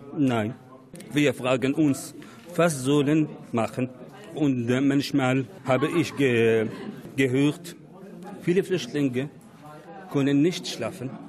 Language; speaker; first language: German; non-native, learner; Arabic